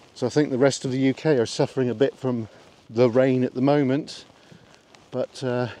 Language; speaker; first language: English; native; English